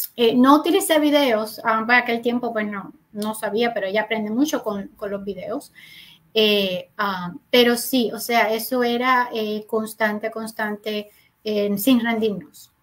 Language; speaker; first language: Spanish; native; Spanish